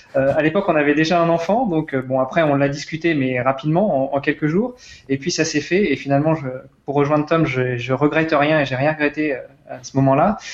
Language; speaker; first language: French; native; French